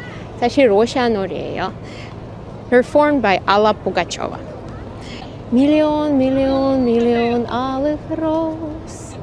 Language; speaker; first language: Korean; non-native, learner; Russian